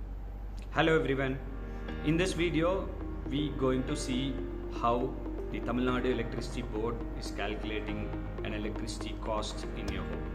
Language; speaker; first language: English; non-native, local second language; Tamil